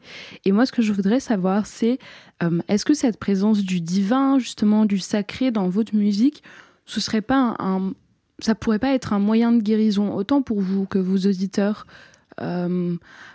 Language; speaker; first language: French; early bilingual, other home language; Arabic